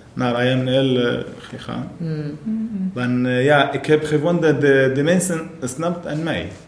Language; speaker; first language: Dutch; non-native, fluent; Arabic